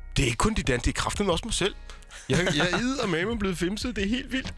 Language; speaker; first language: Danish; early bilingual, other home language; Arabic